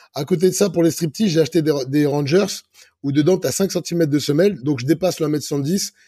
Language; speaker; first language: French; native; French